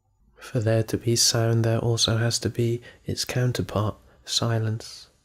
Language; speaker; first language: English; native; English